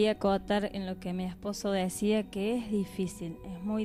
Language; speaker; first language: Spanish; native; Spanish